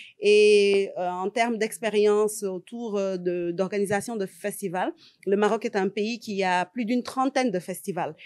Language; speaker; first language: French; non-native, local second language; Wolof